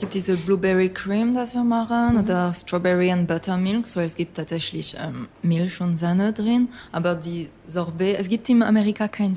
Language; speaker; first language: German; non-native, fluent; English